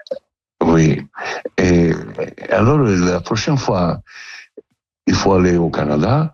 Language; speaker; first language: French; non-native, learner; Italian